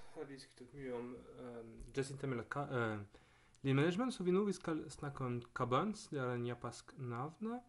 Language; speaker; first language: Norwegian; non-native, learner; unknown